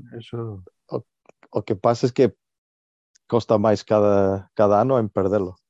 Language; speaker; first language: Galician; non-native, local second language; Spanish